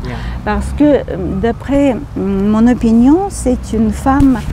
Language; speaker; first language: French; non-native, fluent; Ukrainian